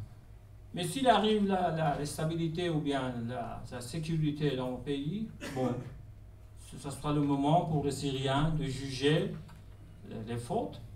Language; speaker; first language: French; non-native, fluent; Persian